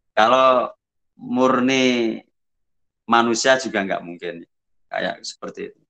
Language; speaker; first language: Indonesian; native; Indonesian